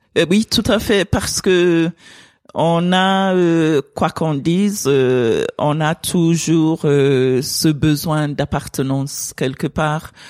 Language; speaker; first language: French; non-native, fluent; English